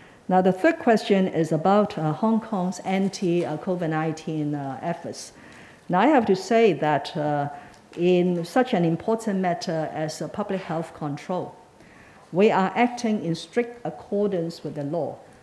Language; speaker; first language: English; non-native, local second language; Cantonese